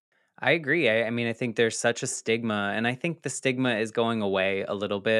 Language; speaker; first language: English; native; English